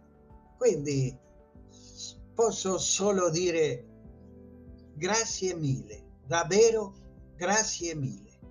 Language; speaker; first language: Italian; non-native, fluent; Spanish